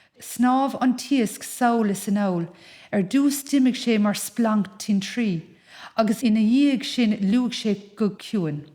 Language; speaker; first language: Irish; native; Irish